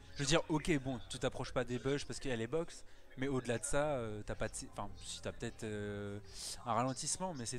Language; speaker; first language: French; native; French